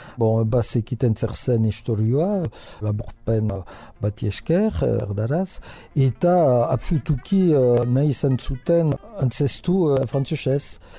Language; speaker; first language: Basque; non-native, local second language; French